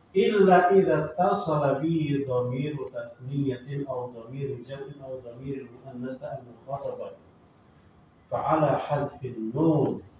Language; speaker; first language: Arabic; non-native, fluent; Indonesian